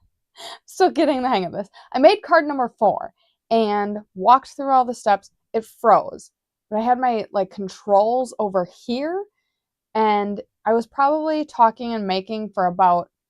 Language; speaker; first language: English; native; English